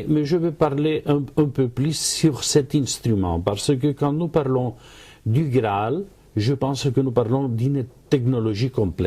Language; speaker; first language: French; non-native, fluent; Spanish